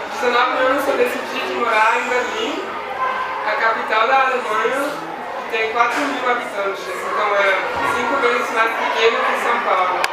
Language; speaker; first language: Portuguese; non-native, fluent; Swiss German